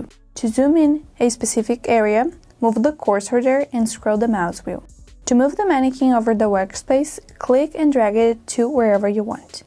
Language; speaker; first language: English; non-native, fluent; Portuguese